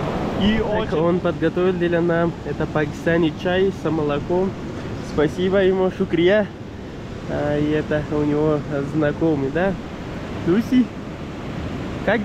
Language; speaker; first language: Russian; non-native, learner; Pashto